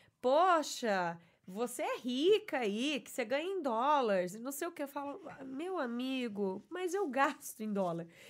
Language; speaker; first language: Portuguese; native; Portuguese